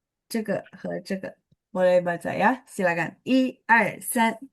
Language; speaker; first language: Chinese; non-native, fluent; Indonesian